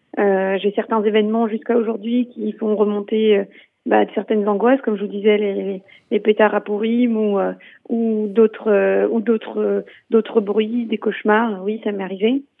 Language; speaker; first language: French; native; French